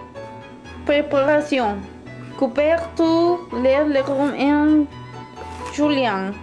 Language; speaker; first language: French; non-native, learner; Spanish